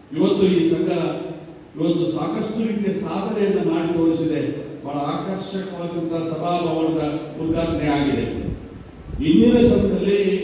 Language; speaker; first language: Kannada; native; Kannada